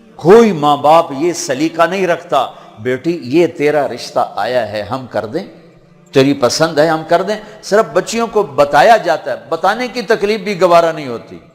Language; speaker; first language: Urdu; non-native, local second language; Punjabi